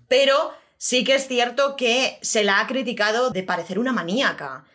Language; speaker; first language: Spanish; native; Spanish